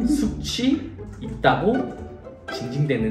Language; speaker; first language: Korean; native; Korean